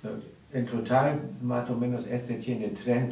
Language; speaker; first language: Spanish; non-native, learner; German